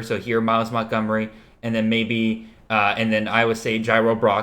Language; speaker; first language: English; native; English